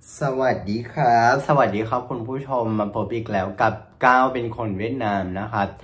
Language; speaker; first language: Thai; non-native, fluent; Vietnamese